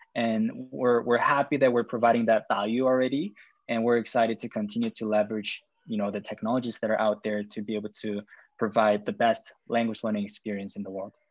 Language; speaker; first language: English; non-native, fluent; Korean